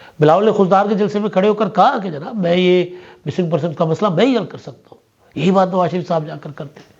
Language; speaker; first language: Urdu; non-native, local second language; Sindhi